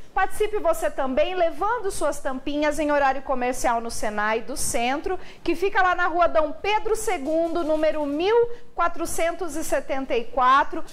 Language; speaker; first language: Portuguese; native; Portuguese